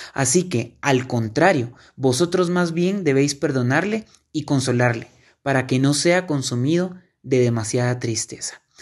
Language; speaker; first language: Spanish; native; Spanish